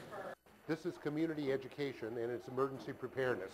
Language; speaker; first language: English; native; English